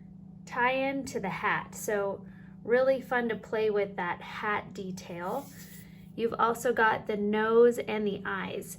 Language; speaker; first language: English; native; English